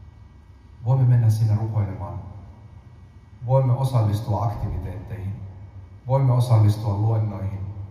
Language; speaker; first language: Finnish; early bilingual, other home language; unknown